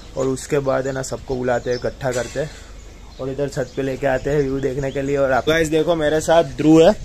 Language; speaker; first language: Hindi; native; Hindi